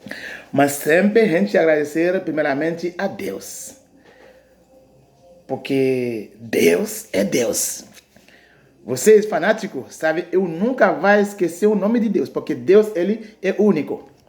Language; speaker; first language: Portuguese; non-native, learner; Haitian Creole